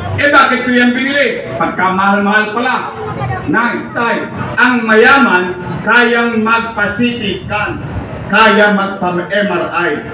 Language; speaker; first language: Filipino; native; Filipino